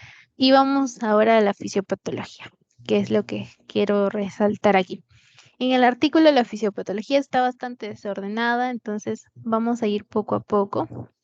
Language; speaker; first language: Spanish; native; Spanish